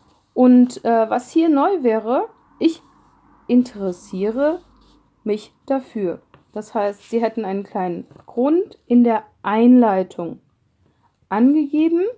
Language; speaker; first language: German; non-native, fluent; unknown